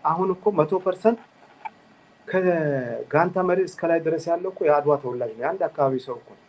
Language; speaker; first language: Amharic; non-native, local second language; Tigrinya